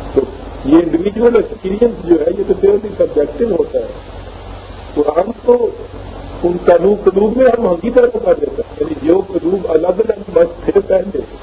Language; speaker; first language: Urdu; native; Urdu